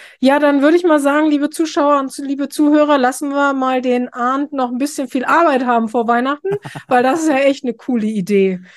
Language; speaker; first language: German; native; German